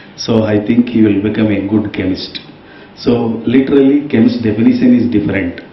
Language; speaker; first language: English; non-native, local second language; Kannada